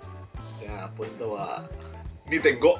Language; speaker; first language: Japanese; non-native, fluent; Indonesian